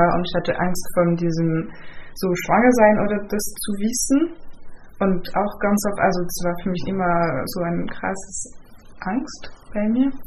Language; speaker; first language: German; non-native, fluent; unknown